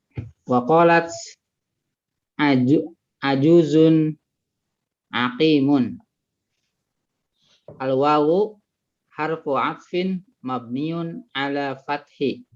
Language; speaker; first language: Arabic; non-native, learner; Indonesian